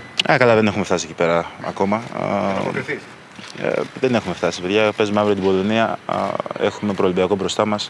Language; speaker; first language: Greek; early bilingual, other home language; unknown